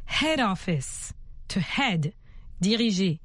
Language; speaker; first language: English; non-native, fluent; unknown